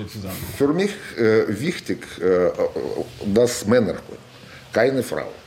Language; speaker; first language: German; non-native, learner; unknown